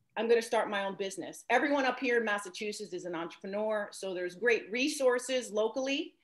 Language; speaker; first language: English; native; English